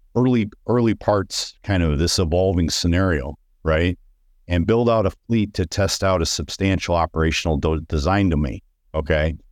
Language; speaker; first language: English; native; English